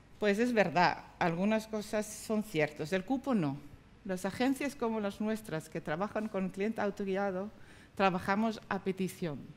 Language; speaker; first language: Spanish; non-native, fluent; Dutch